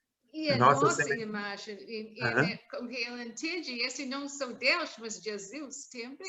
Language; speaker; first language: Portuguese; non-native, learner; English